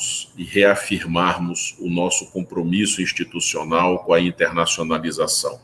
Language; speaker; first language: Portuguese; native; Portuguese